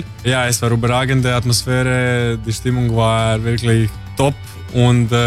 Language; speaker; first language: German; non-native, learner; Croatian